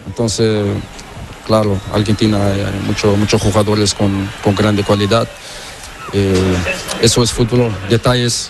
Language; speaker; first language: Spanish; non-native, learner; Portuguese